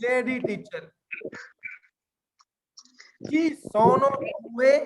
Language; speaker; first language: Italian; non-native, fluent; Punjabi